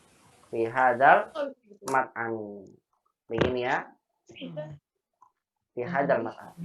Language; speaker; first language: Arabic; non-native, fluent; Indonesian